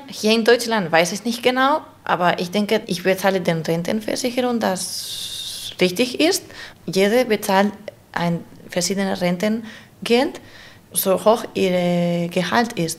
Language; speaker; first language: German; non-native, fluent; Spanish